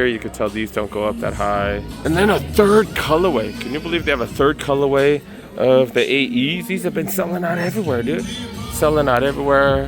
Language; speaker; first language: English; native; English